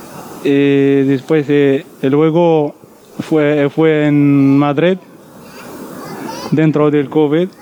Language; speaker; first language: Spanish; non-native, learner; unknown